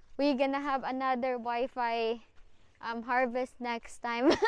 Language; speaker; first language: English; non-native, local second language; Cebuano